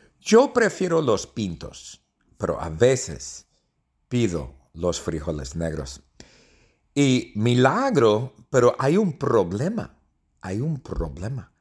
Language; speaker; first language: Spanish; non-native, fluent; English